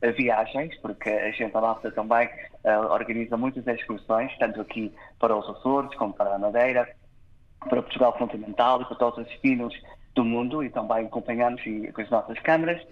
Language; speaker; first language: Portuguese; early bilingual, heritage; English